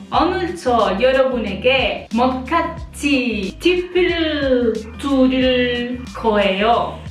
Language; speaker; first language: Korean; non-native, learner; Spanish